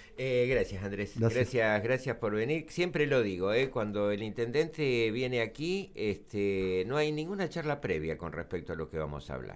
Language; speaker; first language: Spanish; native; Spanish